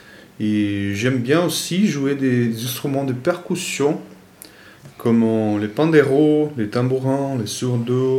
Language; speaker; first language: French; non-native, fluent; Portuguese